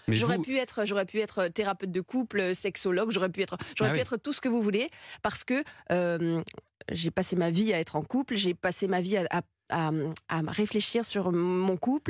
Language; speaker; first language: French; native; French